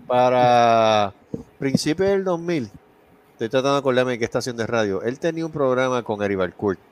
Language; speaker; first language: Spanish; native; Spanish